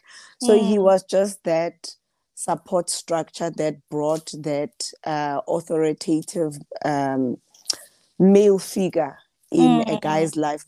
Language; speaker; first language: English; non-native, local second language; Southern Sotho